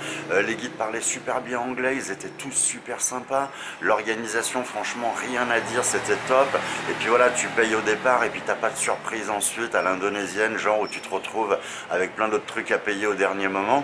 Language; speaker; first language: French; native; French